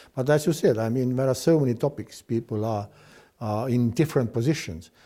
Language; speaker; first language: English; non-native, fluent; Estonian